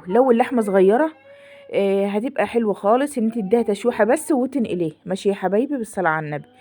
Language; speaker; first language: Arabic; native; Arabic